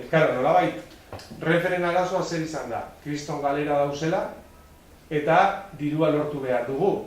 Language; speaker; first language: Basque; non-native, local second language; Spanish